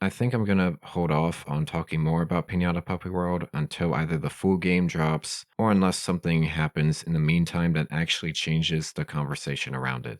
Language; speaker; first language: English; native; English